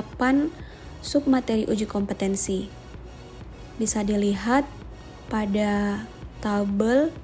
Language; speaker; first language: Indonesian; native; Indonesian